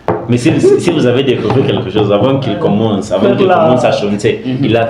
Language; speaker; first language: French; non-native, learner; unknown